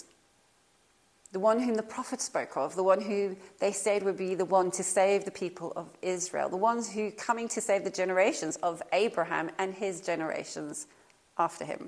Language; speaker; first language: English; native; English